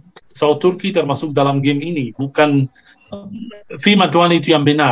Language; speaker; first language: Indonesian; non-native, fluent; Arabic